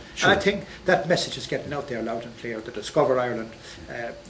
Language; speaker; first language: English; native; English